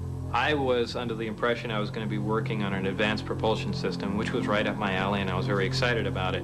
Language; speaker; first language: English; native; English